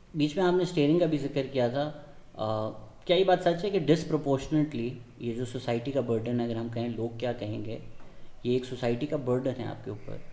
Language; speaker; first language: Urdu; native; Urdu